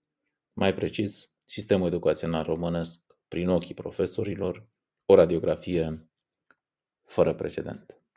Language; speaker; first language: Romanian; native; Romanian